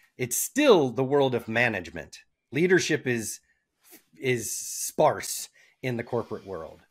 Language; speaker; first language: English; native; English